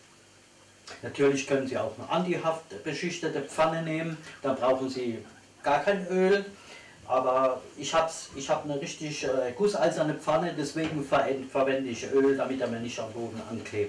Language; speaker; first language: German; native; German